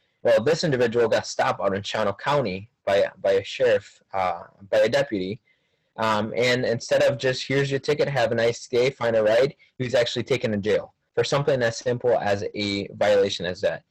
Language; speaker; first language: English; early bilingual, other home language; Spanish